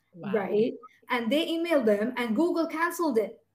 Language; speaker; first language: English; non-native, local second language; Tamil